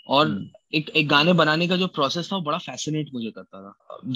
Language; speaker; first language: Hindi; native; Hindi